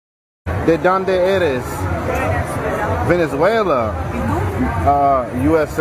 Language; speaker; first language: Spanish; non-native, learner; English